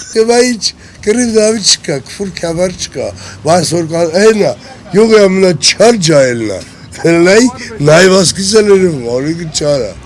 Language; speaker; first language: Armenian; native; Armenian